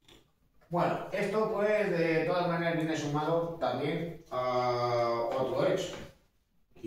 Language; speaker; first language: Spanish; native; Spanish